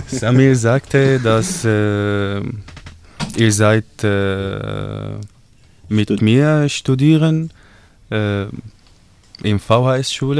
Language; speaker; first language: German; non-native, learner; Arabic